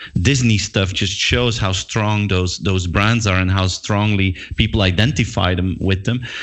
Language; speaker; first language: English; non-native, fluent; Dutch